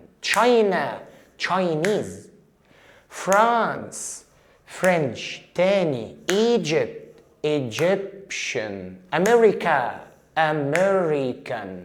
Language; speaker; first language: English; non-native, fluent; Arabic